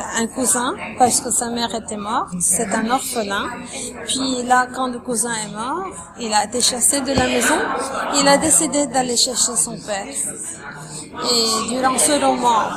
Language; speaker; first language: French; non-native, local second language; Arabic